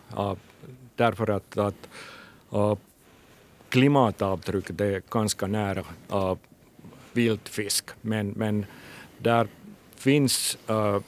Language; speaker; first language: Swedish; non-native, local second language; Finnish